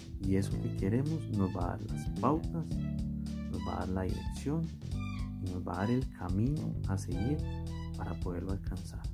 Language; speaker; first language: Spanish; native; Spanish